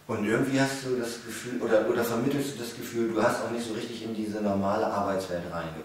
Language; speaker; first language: German; native; German